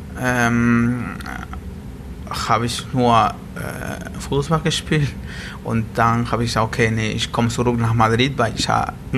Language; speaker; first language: German; non-native, learner; Spanish